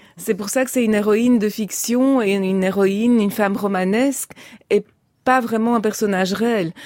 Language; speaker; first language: French; early bilingual, other home language; Romanian